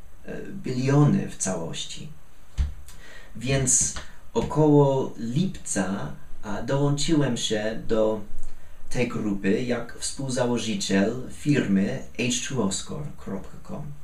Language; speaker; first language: Polish; non-native, fluent; English